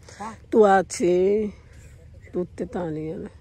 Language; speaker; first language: Italian; non-native, learner; Bangla